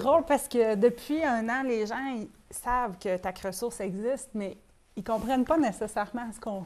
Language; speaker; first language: French; native; French